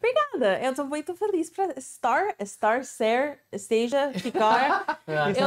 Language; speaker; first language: Portuguese; non-native, fluent; English